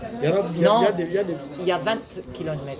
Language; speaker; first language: French; native; French